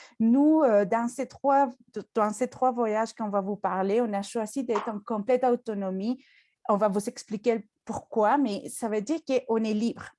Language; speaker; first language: French; non-native, fluent; Spanish